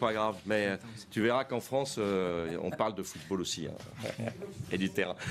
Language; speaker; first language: French; native; French